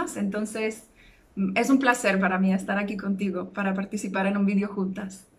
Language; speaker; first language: Spanish; native; Spanish